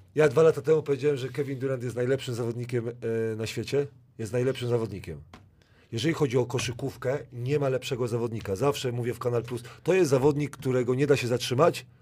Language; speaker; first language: Polish; native; Polish